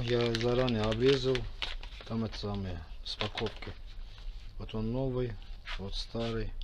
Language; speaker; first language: Russian; non-native, fluent; Azerbaijani